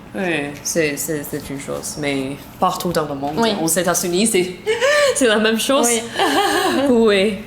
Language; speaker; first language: French; non-native, learner; Chinese